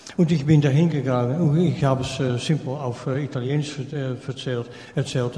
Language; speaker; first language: German; non-native, fluent; Dutch